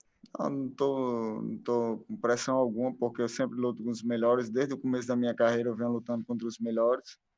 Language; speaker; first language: Portuguese; native; Portuguese